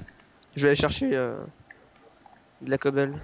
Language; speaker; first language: French; native; French